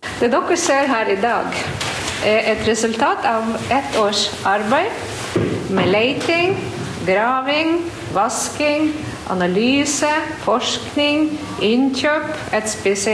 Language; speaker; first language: Norwegian; non-native, fluent; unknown